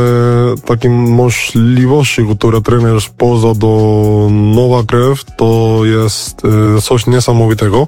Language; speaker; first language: Polish; non-native, learner; Spanish